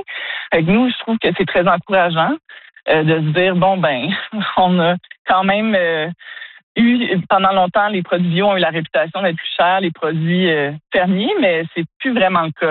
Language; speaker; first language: French; native; French